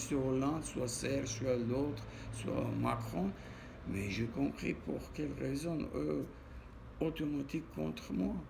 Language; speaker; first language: French; non-native, learner; Armenian